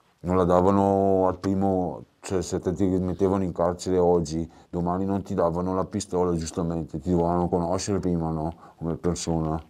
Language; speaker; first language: Italian; native; Italian